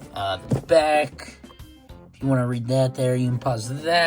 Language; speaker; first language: English; native; English